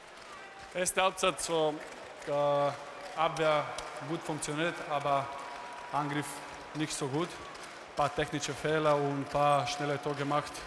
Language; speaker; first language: German; non-native, learner; Macedonian